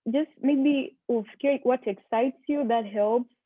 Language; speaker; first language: English; non-native, local second language; Swahili